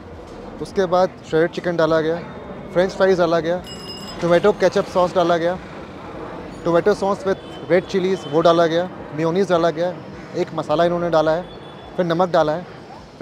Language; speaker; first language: Hindi; native; Hindi